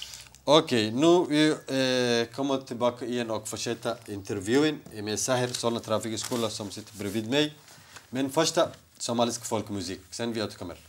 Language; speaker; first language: Swedish; non-native, learner; Somali